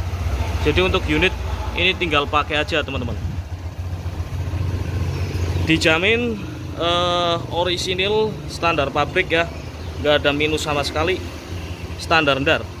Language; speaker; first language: Indonesian; native; Indonesian